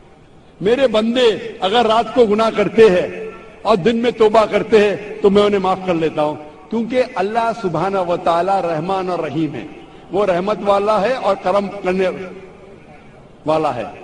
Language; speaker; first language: Hindi; non-native, local second language; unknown